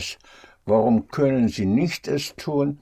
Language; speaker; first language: German; non-native, fluent; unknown